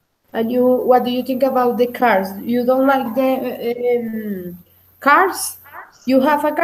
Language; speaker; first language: English; non-native, learner; Spanish